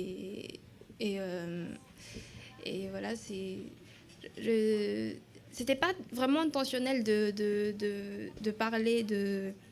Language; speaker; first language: French; non-native, local second language; Malagasy